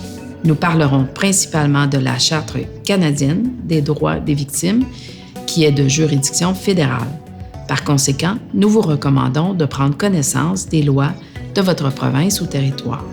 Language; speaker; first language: French; native; French